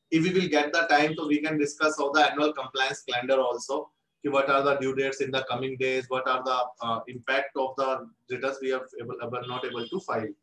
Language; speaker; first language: English; non-native, local second language; Hindi